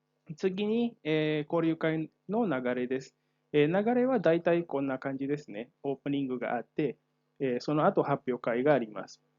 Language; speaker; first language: Japanese; non-native, fluent; Indonesian